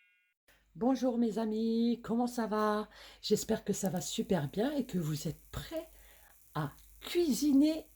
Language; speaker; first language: French; native; French